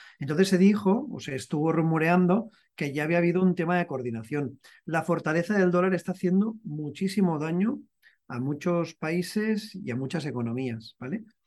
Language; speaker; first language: Spanish; native; Spanish